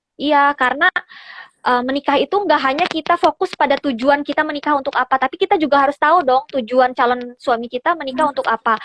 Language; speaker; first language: Indonesian; native; Indonesian